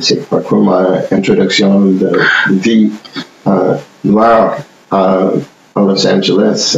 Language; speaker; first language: French; non-native, fluent; English